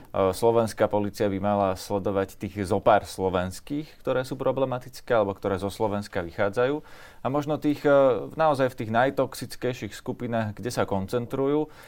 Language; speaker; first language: Slovak; native; Slovak